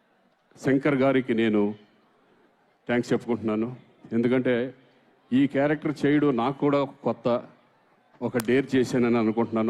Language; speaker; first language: Telugu; native; Telugu